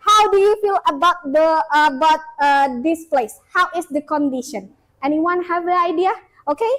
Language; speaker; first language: English; non-native, fluent; Indonesian